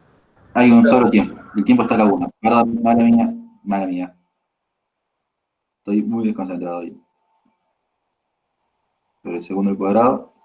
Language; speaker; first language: Spanish; native; Spanish